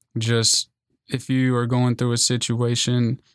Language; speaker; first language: English; native; English